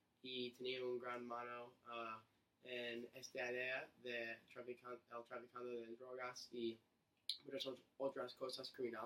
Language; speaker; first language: Spanish; non-native, learner; English